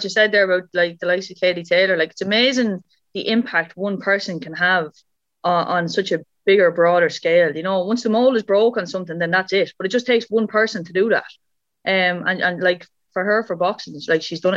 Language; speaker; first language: English; native; English